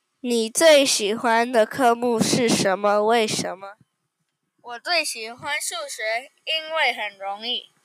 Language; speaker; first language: Chinese; non-native, learner; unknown